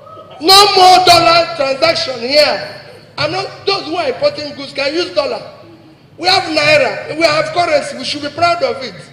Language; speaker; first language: English; non-native, local second language; Igbo